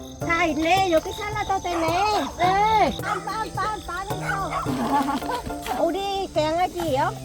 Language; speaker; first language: Korean; non-native, local second language; Vietnamese